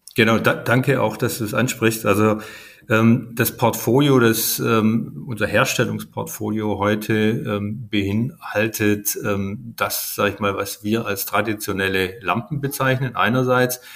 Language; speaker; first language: German; native; German